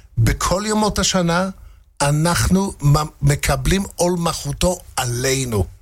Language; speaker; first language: Hebrew; non-native, fluent; English